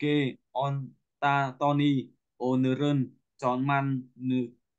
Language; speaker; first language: Korean; non-native, learner; Vietnamese